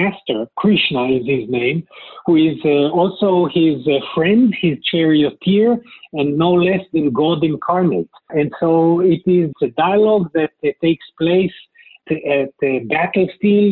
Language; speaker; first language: English; non-native, fluent; Hebrew